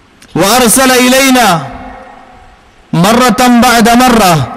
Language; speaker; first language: Arabic; non-native, fluent; Malayalam